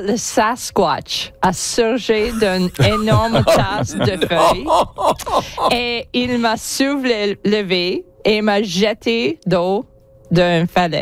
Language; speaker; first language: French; non-native, learner; English